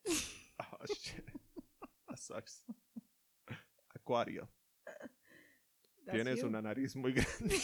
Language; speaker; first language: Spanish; early bilingual, heritage; Spanish